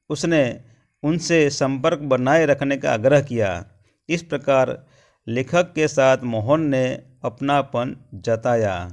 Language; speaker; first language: Hindi; non-native, local second language; Gujarati